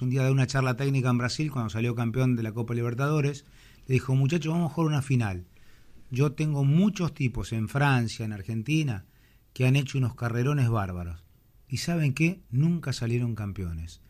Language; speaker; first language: Spanish; native; Spanish